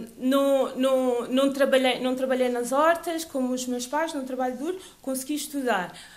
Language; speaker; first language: Portuguese; early bilingual, other home language; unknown